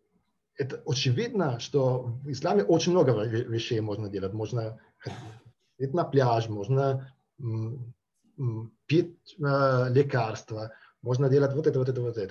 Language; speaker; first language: Russian; non-native, fluent; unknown